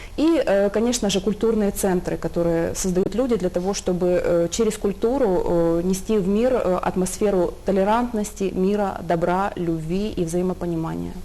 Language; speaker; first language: Russian; native; Russian